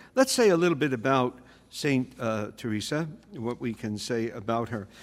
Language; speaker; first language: English; native; English